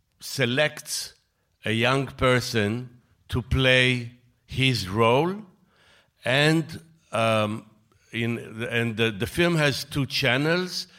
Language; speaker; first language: English; non-native, fluent; Hebrew